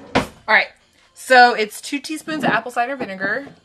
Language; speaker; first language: English; native; English